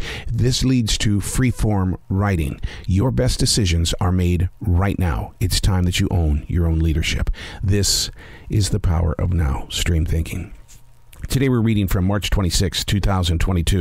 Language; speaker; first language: English; native; English